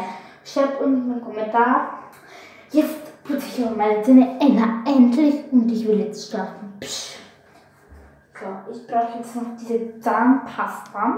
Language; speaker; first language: German; non-native, learner; Bulgarian